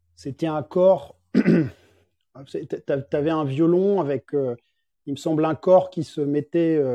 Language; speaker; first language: French; native; French